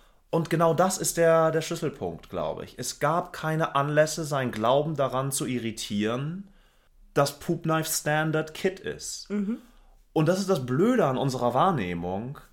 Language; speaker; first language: German; native; German